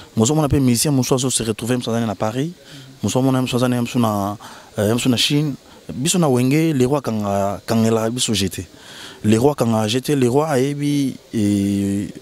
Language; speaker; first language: Lingala; native; Lingala